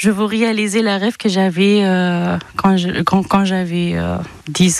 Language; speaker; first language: French; non-native, fluent; Persian